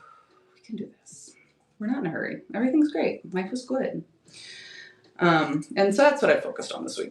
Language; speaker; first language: English; native; English